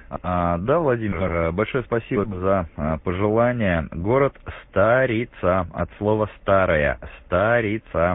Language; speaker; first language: Russian; native; Russian